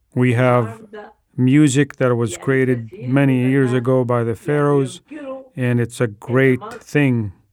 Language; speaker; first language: English; non-native, fluent; Arabic